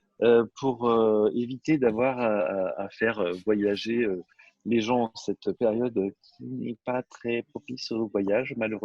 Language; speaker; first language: French; native; French